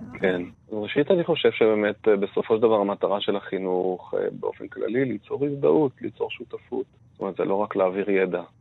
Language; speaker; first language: Hebrew; native; Hebrew